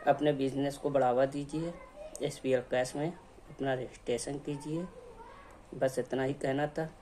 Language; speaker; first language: Hindi; native; Hindi